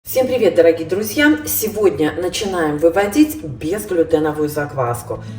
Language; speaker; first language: Russian; native; Russian